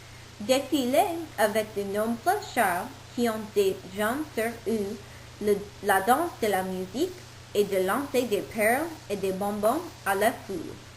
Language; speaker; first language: French; non-native, learner; English